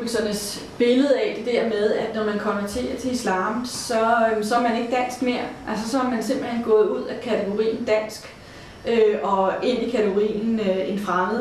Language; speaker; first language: Danish; native; Danish